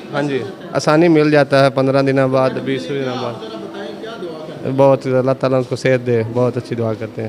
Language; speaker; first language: Hindi; non-native, local second language; Punjabi